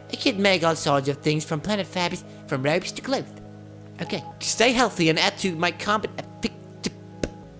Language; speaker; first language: English; non-native, learner; German